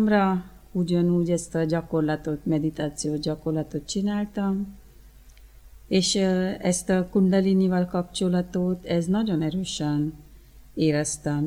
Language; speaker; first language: Hungarian; early bilingual, other home language; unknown